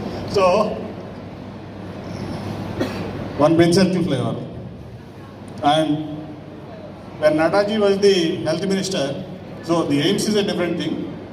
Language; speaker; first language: English; non-native, local second language; Telugu